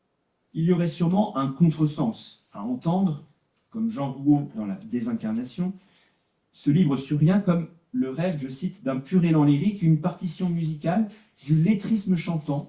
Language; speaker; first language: French; native; French